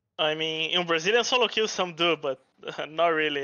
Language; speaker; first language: English; non-native, fluent; Portuguese